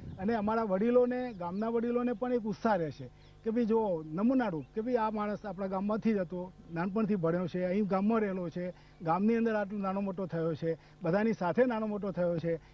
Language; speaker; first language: Gujarati; native; Gujarati